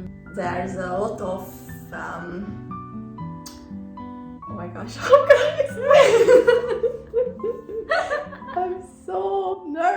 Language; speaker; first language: English; non-native, fluent; Hungarian